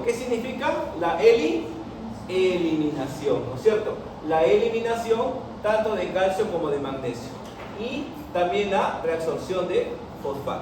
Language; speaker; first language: Spanish; native; Spanish